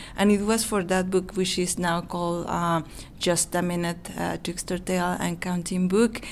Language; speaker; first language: English; non-native, fluent; Spanish